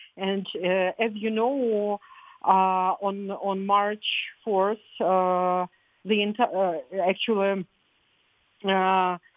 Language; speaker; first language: English; non-native, fluent; Ukrainian